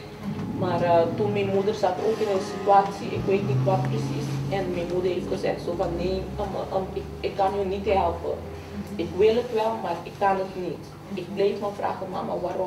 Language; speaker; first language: Dutch; non-native, fluent; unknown